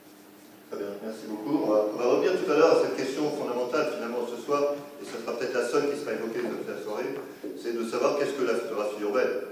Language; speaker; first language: French; native; French